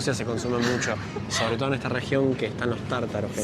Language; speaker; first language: Spanish; native; Spanish